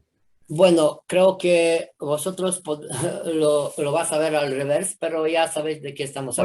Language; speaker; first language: Spanish; non-native, fluent; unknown